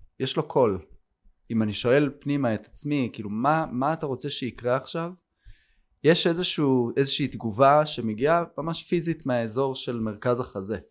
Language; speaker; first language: Hebrew; native; Hebrew